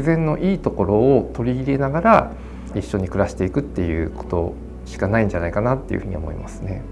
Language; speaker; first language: Japanese; native; Japanese